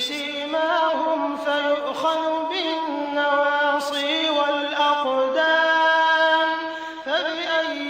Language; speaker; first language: Arabic; native; Arabic